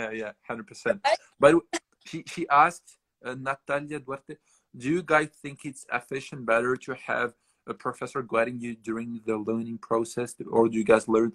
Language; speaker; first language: English; non-native, fluent; French